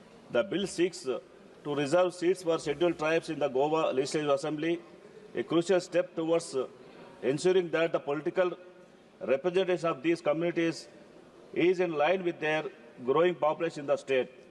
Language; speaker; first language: English; non-native, local second language; Telugu